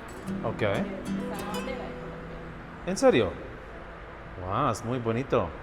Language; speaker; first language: Spanish; non-native, learner; English